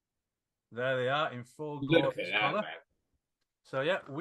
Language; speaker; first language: English; native; English